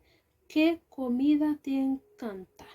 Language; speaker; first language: Spanish; non-native, local second language; Haitian Creole